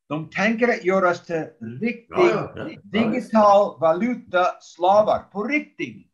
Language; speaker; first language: Swedish; non-native, fluent; English